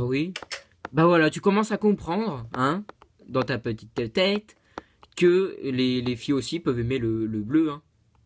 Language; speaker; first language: French; native; French